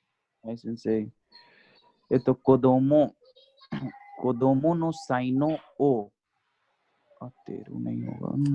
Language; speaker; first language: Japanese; non-native, learner; Hindi